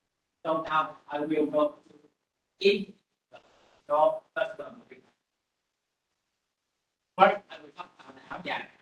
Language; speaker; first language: English; non-native, fluent; Vietnamese